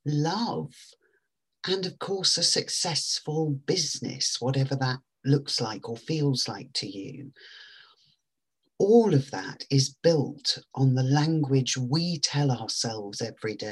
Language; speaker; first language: English; native; English